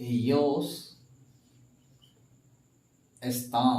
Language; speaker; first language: Spanish; non-native, fluent; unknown